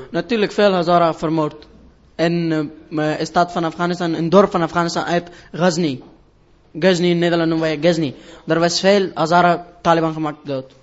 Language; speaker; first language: Dutch; non-native, learner; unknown